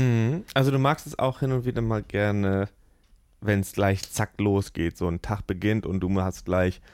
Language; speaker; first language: German; native; German